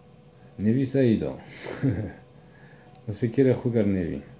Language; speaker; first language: Spanish; non-native, learner; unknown